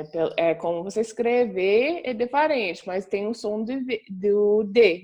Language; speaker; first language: Portuguese; non-native, fluent; English